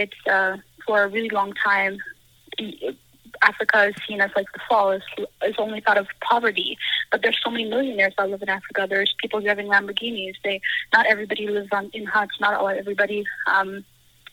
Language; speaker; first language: English; native; English